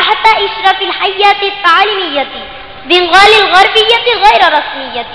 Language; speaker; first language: Arabic; non-native, learner; Bangla